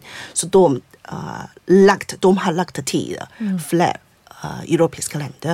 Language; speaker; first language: Swedish; non-native, fluent; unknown